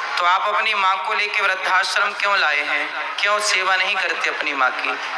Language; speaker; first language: Hindi; native; Hindi